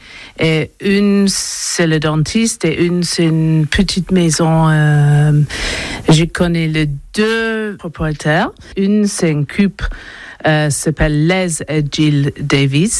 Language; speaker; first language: French; non-native, learner; English